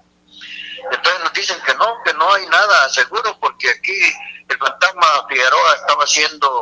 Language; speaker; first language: Spanish; native; Spanish